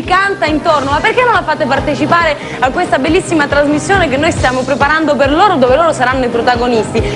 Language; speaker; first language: Italian; native; Italian